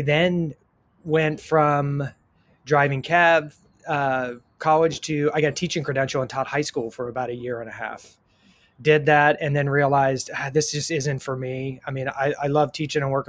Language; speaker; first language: English; native; English